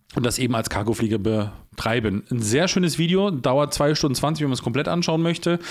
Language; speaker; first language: German; early bilingual, heritage; Polish